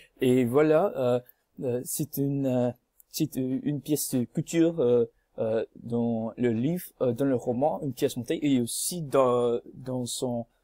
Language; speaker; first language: French; non-native, learner; English